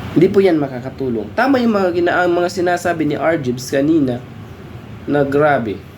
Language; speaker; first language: Filipino; non-native, local second language; Cebuano